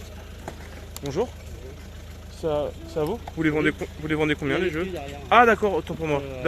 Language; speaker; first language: French; native; French